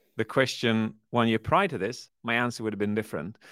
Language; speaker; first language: English; early bilingual, other home language; Swedish